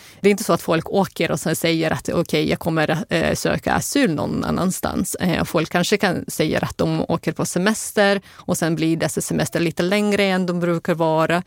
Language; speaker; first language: Swedish; non-native, fluent; Russian